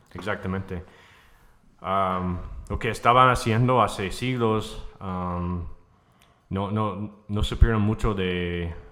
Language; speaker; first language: Spanish; non-native, fluent; English